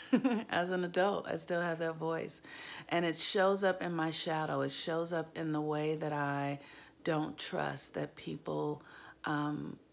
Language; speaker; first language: English; native; English